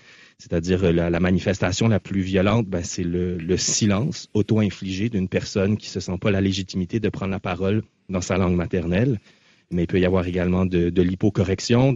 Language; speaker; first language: French; native; French